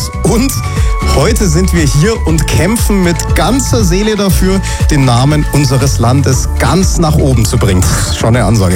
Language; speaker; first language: German; native; German